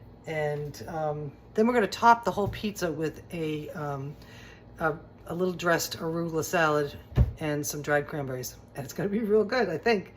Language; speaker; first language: English; native; English